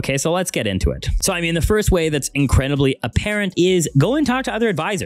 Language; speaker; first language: English; native; English